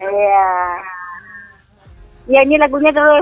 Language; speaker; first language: Indonesian; native; Indonesian